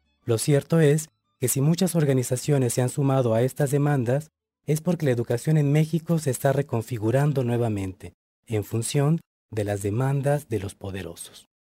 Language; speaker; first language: Spanish; native; Spanish